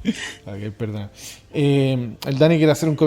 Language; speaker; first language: Spanish; native; Spanish